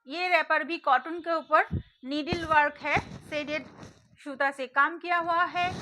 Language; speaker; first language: Hindi; non-native, local second language; Bangla